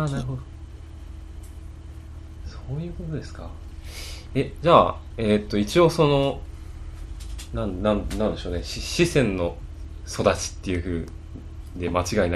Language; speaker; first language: Japanese; native; Japanese